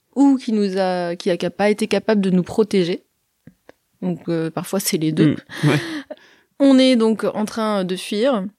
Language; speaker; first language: French; early bilingual, other home language; Arabic